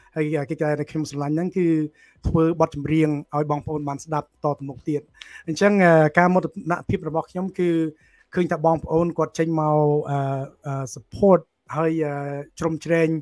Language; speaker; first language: Khmer; early bilingual, heritage; Khmer